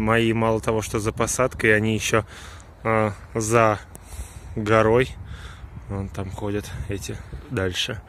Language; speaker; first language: Russian; native; Russian